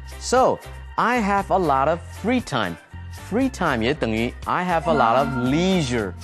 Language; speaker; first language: English; non-native, fluent; Chinese